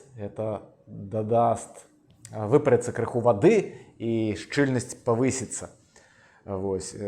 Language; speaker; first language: Belarusian; non-native, local second language; Russian